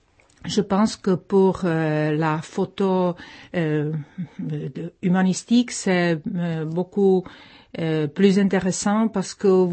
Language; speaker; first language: French; non-native, fluent; Czech